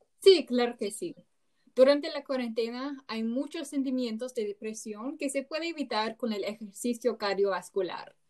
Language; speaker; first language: Spanish; non-native, learner; English